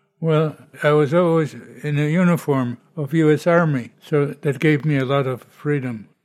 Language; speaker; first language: English; non-native, fluent; Polish